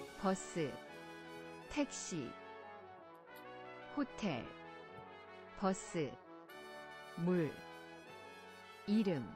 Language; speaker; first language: Korean; non-native, learner; English